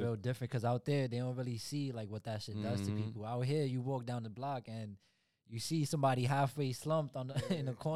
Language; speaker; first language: English; native; English